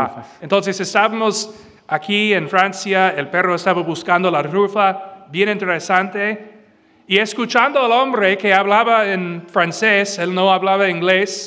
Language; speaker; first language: Spanish; non-native, fluent; English